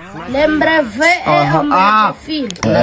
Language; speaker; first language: French; non-native, learner; Kinyarwanda